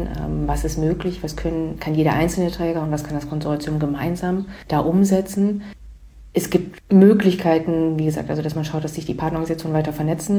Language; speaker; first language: German; native; German